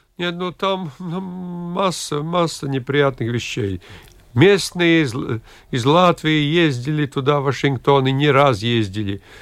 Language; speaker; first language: Russian; non-native, local second language; Latvian